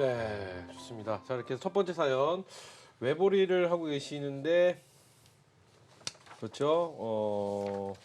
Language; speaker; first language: Korean; native; Korean